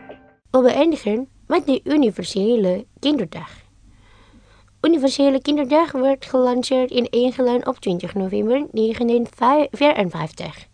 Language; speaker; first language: Dutch; non-native, fluent; Indonesian